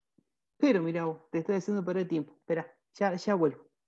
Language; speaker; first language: Spanish; native; Spanish